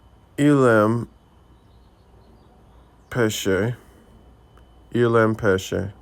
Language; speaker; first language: French; non-native, learner; English